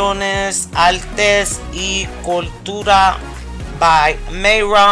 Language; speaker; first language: Spanish; early bilingual, heritage; Spanish